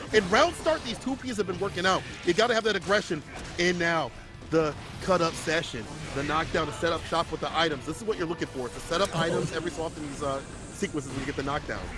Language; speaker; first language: English; native; English